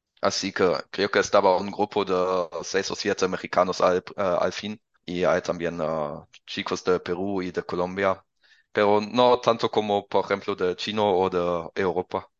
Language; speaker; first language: Spanish; non-native, learner; German